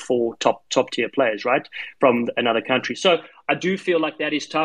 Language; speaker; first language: English; native; English